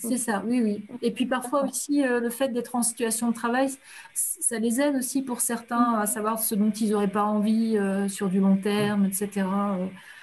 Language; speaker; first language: French; native; French